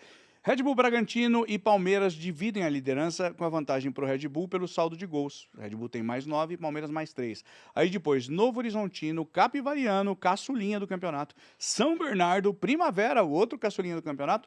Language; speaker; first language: Portuguese; native; Portuguese